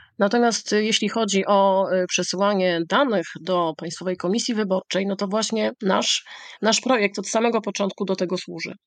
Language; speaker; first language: Polish; native; Polish